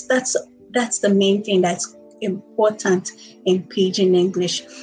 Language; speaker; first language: English; non-native, local second language; Igbo